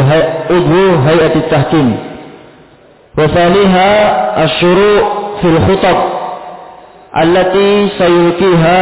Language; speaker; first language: Arabic; non-native, fluent; Indonesian